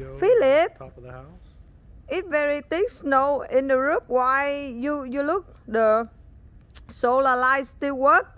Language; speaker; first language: English; non-native, learner; Vietnamese